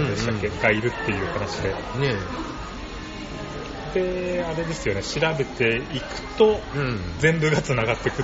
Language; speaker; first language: Japanese; native; Japanese